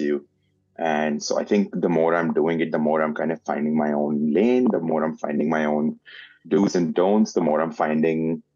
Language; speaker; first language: English; non-native, local second language; Hindi